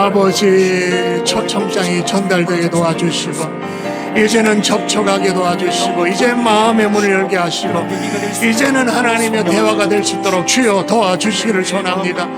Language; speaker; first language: Korean; native; Korean